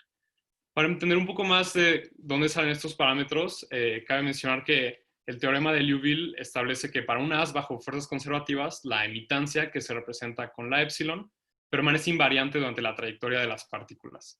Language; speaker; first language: Spanish; native; Spanish